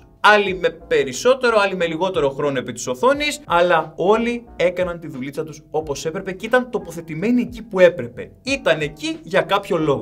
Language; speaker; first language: Greek; native; Greek